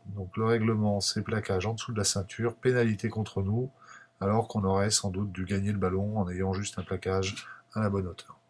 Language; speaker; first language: French; native; French